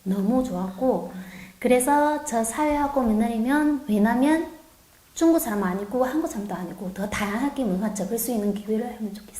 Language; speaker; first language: Korean; non-native, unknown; Chinese